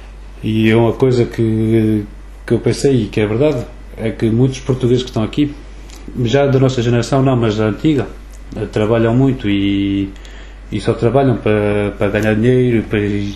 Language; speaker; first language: Portuguese; early bilingual, other home language; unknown